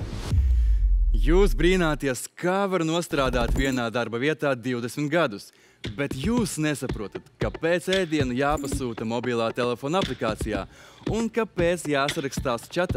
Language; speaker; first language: Latvian; native; Latvian